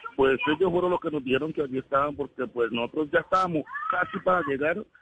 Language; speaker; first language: Spanish; native; Spanish